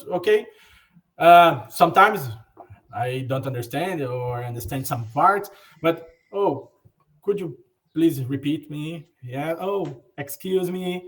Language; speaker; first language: English; non-native, learner; Portuguese